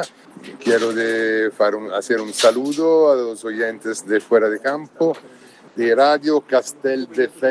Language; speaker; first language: Spanish; non-native, learner; Italian